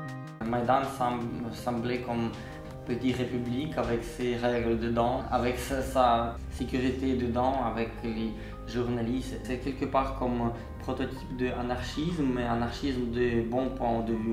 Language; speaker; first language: French; non-native, learner; Ukrainian